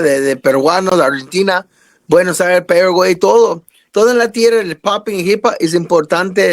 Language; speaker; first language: Spanish; non-native, learner; English